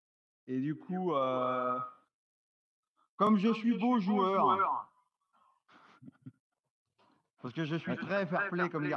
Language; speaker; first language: French; native; French